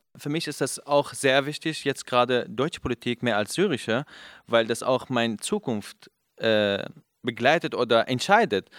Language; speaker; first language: German; non-native, fluent; Kurdish